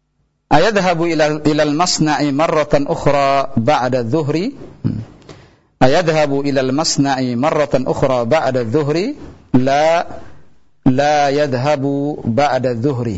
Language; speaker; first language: Arabic; non-native, fluent; Indonesian